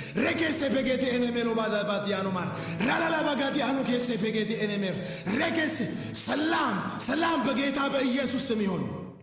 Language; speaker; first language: Amharic; native; Amharic